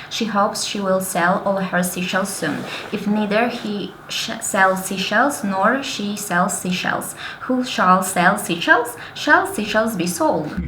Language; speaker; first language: English; non-native, fluent; Polish